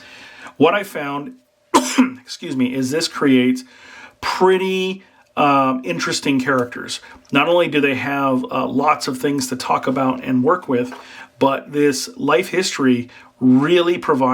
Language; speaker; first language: English; native; English